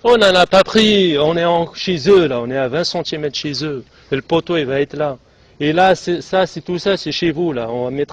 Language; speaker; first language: French; native; French